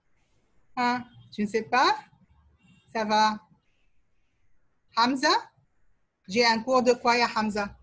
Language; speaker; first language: French; non-native, fluent; Arabic